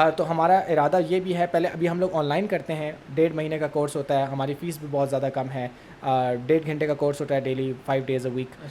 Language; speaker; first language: Urdu; early bilingual, heritage; Urdu